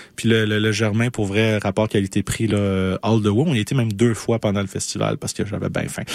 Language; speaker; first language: French; native; French